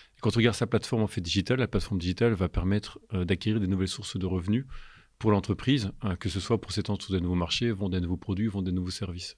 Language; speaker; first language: French; native; French